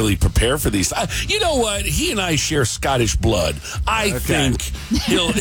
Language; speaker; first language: English; native; English